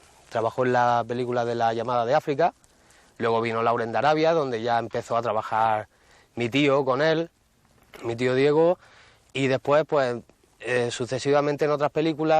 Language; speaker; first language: Spanish; native; Spanish